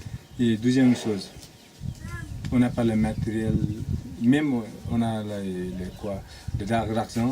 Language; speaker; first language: French; non-native, fluent; Nepali